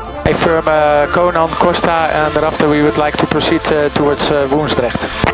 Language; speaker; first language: English; non-native, fluent; Dutch